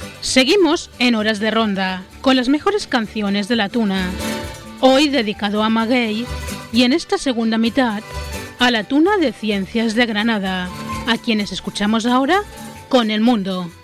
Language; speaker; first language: Spanish; native; Spanish